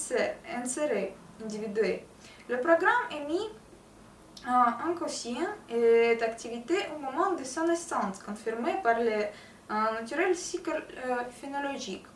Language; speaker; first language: French; non-native, learner; Russian